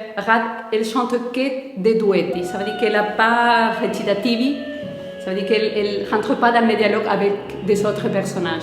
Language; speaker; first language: French; non-native, fluent; Spanish